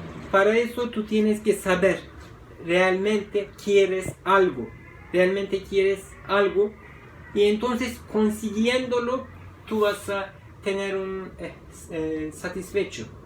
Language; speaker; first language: Spanish; non-native, fluent; Turkish